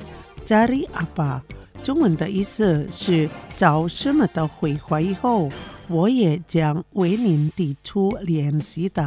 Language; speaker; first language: Chinese; non-native, fluent; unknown